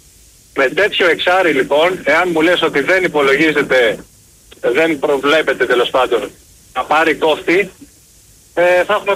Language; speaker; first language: Greek; native; Greek